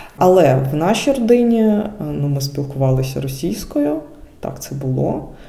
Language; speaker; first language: Ukrainian; non-native, local second language; Russian